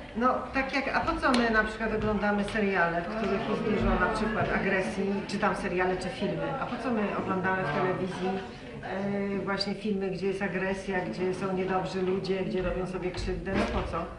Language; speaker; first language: Polish; native; Polish